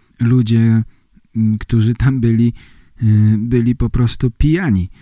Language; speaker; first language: Polish; native; Polish